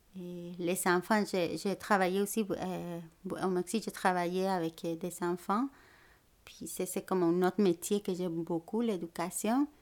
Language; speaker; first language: French; non-native, fluent; Spanish